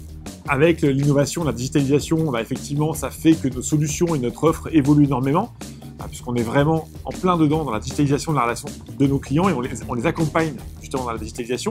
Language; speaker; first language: French; native; French